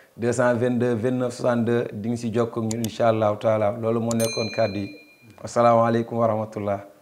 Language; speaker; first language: Wolof; native; Wolof